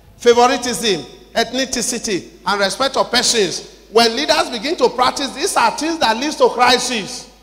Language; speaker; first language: English; non-native, local second language; Yoruba